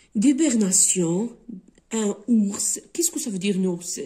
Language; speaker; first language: French; non-native, local second language; Arabic